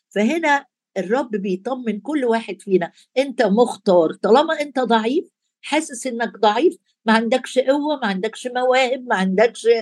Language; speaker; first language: Arabic; native; Arabic